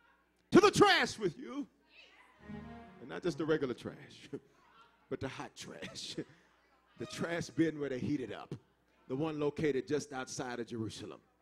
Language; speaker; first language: English; native; English